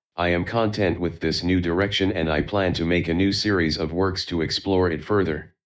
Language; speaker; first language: English; non-native, fluent; Chinese